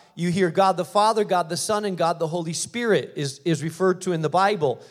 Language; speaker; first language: English; early bilingual, other home language; Spanish